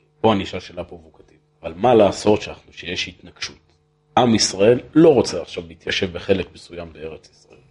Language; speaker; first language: Hebrew; native; Hebrew